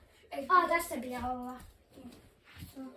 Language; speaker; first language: Finnish; non-native, learner; Estonian